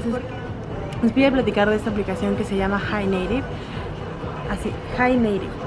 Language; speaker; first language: Spanish; native; Spanish